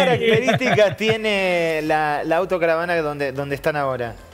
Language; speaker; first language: Spanish; native; Spanish